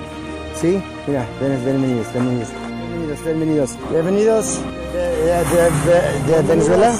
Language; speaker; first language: Spanish; non-native, learner; English